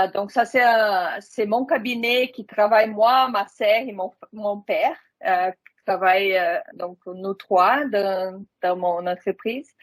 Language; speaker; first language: French; non-native, fluent; Portuguese